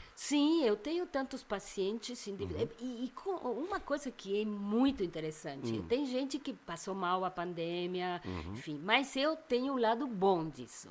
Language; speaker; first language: Portuguese; non-native, fluent; Spanish